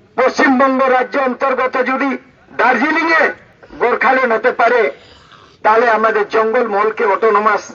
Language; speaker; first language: Bangla; non-native, local second language; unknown